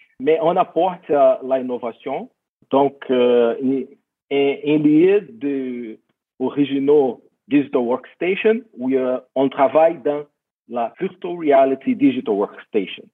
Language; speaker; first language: French; non-native, fluent; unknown